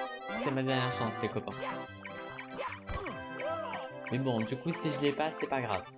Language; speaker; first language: French; native; French